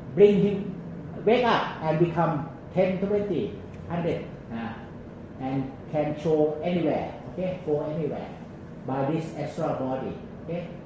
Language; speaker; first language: English; non-native, learner; Thai